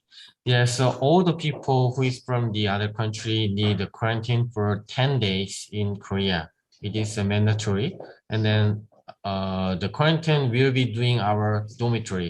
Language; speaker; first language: English; non-native, learner; Korean